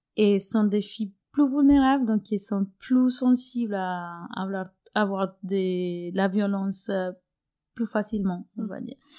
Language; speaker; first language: French; non-native, fluent; Spanish